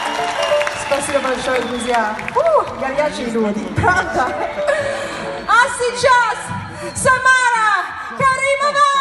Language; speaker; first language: Russian; non-native, learner; Italian